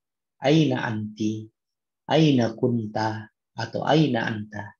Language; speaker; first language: Arabic; non-native, fluent; Indonesian